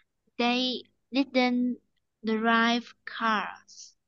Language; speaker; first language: English; non-native, learner; Vietnamese